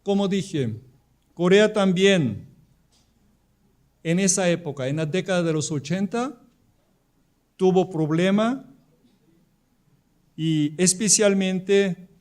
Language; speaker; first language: Spanish; non-native, fluent; Korean